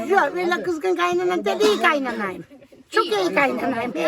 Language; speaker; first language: Turkish; native; Turkish